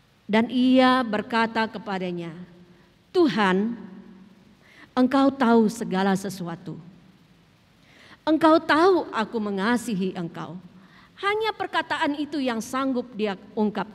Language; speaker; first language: Indonesian; native; Indonesian